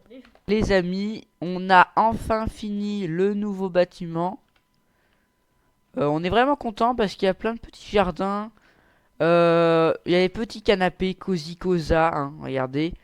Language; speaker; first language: French; native; French